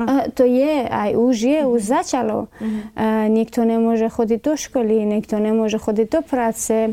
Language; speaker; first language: Slovak; non-native, fluent; Persian